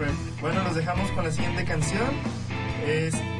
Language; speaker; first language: Spanish; native; Spanish